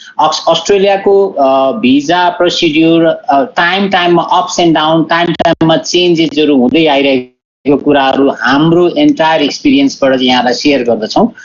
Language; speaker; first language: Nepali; native; Nepali